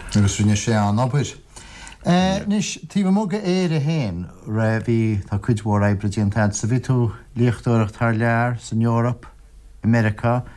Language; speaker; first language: Irish; native; Irish